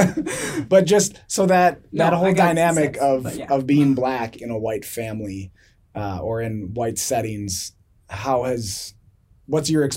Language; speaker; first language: English; native; English